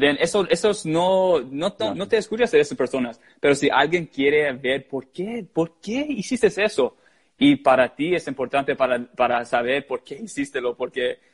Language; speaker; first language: Spanish; early bilingual, heritage; Spanish